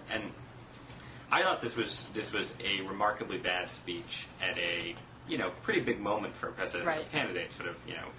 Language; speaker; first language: English; native; English